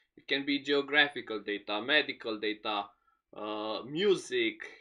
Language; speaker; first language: English; non-native, fluent; Romanian